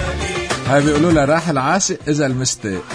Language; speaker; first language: Arabic; native; Arabic